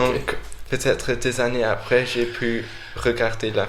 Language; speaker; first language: French; non-native, fluent; English